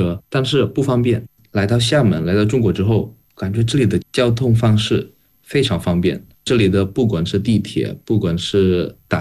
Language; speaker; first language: Chinese; non-native, fluent; Indonesian